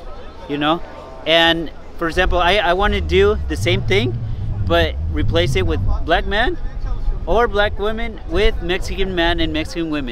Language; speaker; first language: English; non-native, fluent; Spanish